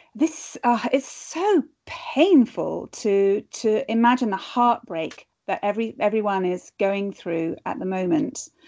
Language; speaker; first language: English; native; English